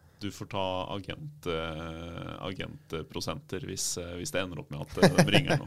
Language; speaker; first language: Norwegian; native; Norwegian